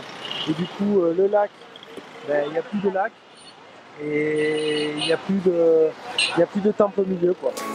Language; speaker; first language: French; native; French